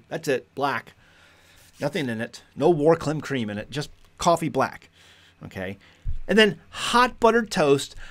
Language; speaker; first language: English; native; English